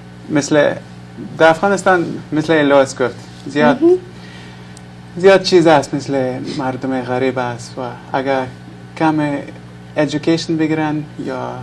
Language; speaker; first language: Persian; non-native, local second language; English